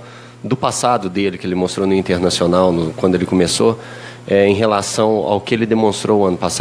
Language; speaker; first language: Portuguese; native; Portuguese